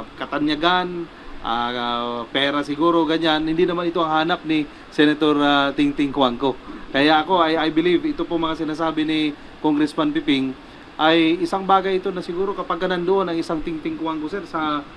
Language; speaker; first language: Filipino; non-native, local second language; Bikol